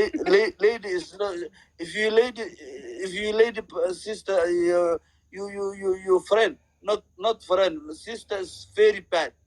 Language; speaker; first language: English; non-native, learner; Somali